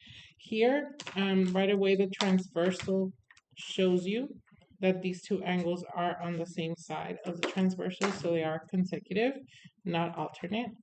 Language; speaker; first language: English; native; English